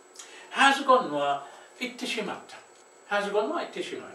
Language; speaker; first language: Japanese; non-native, fluent; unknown